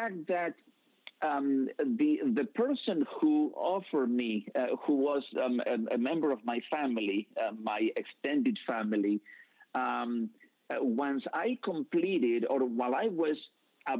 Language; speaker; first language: English; non-native, fluent; Spanish